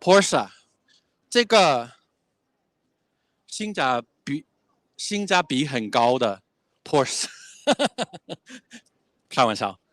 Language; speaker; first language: Chinese; non-native, fluent; English